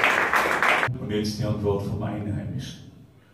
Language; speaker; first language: German; native; German